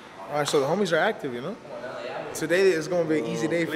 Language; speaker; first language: English; early bilingual, other home language; Spanish